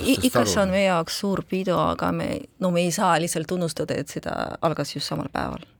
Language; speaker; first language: Estonian; non-native, local second language; Russian